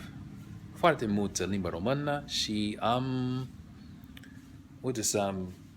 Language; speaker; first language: Romanian; non-native, learner; English